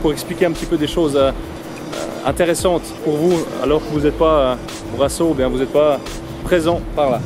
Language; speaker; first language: French; native; French